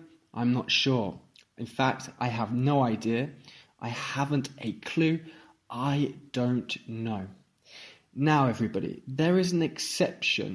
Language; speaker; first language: English; native; English